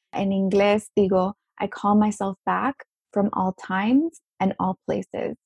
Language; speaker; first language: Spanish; early bilingual, heritage; Spanish